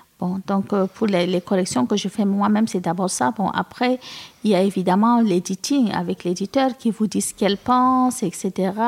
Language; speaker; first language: French; non-native, local second language; Fula